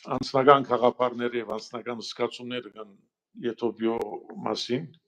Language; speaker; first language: Armenian; early bilingual, heritage; Armenian